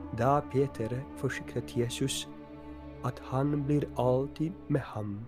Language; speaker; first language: Norwegian; non-native, fluent; Polish